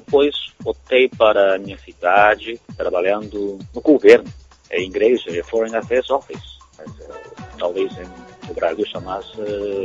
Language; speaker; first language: Portuguese; non-native, fluent; Chinese